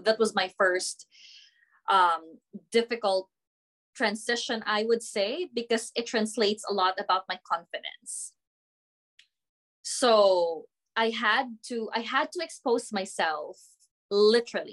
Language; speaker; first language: English; non-native, local second language; Filipino